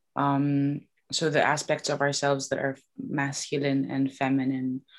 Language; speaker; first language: English; non-native, local second language; Filipino